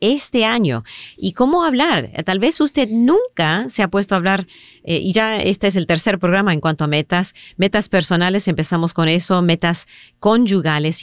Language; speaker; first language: Spanish; early bilingual, heritage; Spanish